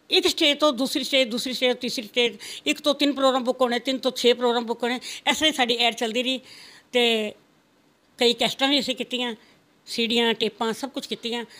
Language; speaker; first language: Punjabi; non-native, local second language; Rajasthani